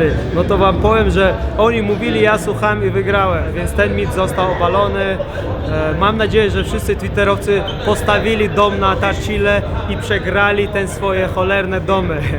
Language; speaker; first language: Polish; early bilingual, other home language; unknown